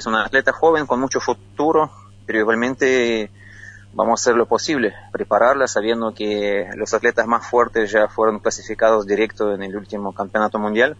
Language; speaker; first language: Spanish; non-native, fluent; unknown